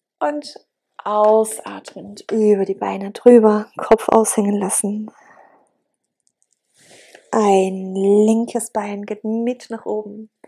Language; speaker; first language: German; native; German